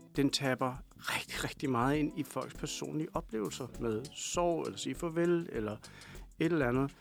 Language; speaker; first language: Danish; native; Danish